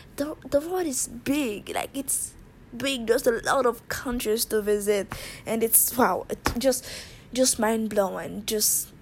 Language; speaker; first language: English; non-native, fluent; Haitian Creole